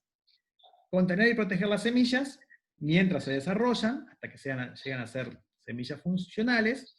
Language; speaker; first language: Spanish; native; Spanish